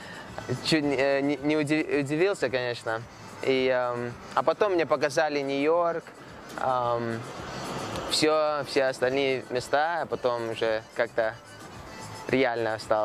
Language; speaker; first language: Russian; non-native, local second language; Karachay-Balkar